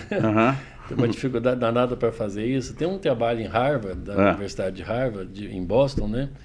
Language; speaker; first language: Portuguese; native; Portuguese